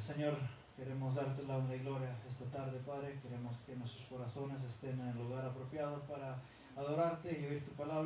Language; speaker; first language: Spanish; native; Spanish